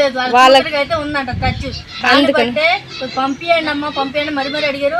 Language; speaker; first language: Telugu; native; Telugu